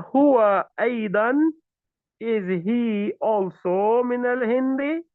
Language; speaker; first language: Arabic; non-native, fluent; Urdu